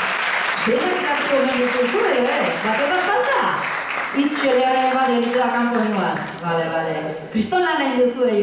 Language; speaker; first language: Basque; native; Basque